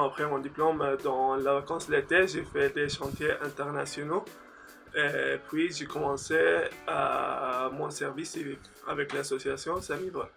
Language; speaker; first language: French; non-native, fluent; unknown